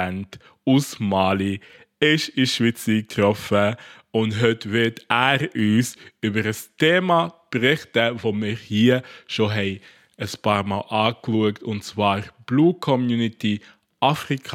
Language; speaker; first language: German; native; German